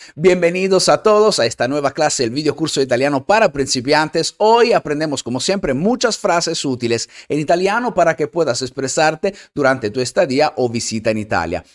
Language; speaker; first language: Spanish; non-native, fluent; Italian